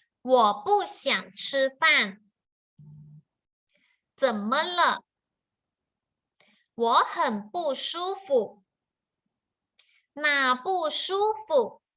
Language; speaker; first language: Chinese; non-native, fluent; Thai